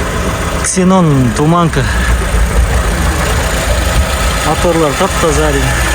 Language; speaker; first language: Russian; non-native, local second language; Kazakh